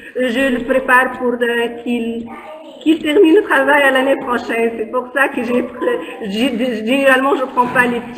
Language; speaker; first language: French; non-native, local second language; Arabic